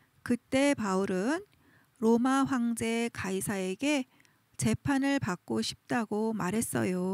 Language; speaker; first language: Korean; native; Korean